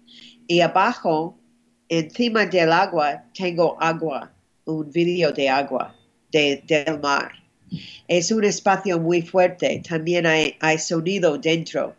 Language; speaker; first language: Spanish; non-native, fluent; English